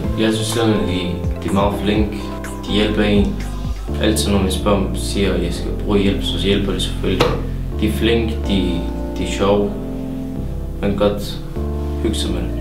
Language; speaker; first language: Danish; non-native, learner; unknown